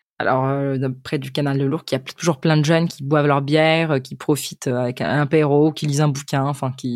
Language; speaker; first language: French; native; French